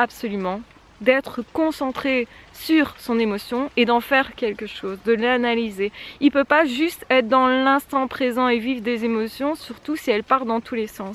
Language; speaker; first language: French; native; French